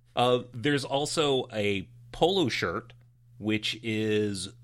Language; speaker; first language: English; native; English